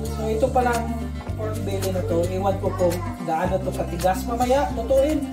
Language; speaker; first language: Filipino; non-native, local second language; Cebuano